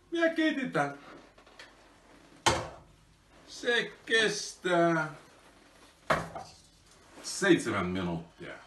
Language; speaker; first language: Finnish; non-native, fluent; Russian